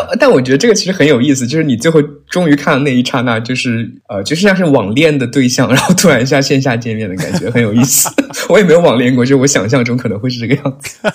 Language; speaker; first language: Chinese; native; Chinese